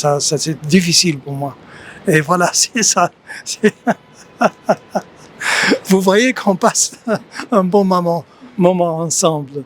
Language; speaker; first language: French; early bilingual, heritage; English